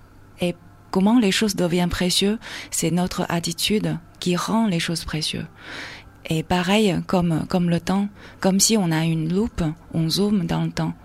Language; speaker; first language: French; non-native, fluent; Chinese